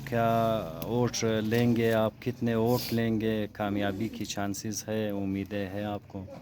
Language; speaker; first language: Urdu; non-native, local second language; Hazaragi